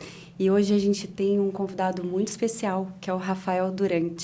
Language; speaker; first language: Portuguese; native; Portuguese